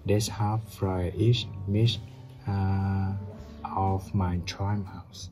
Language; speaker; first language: German; non-native, learner; Vietnamese